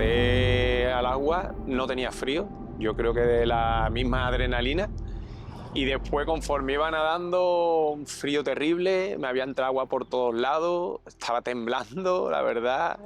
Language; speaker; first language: Spanish; native; Spanish